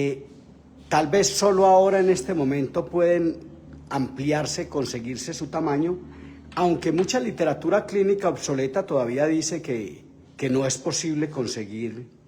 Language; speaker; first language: Spanish; native; Spanish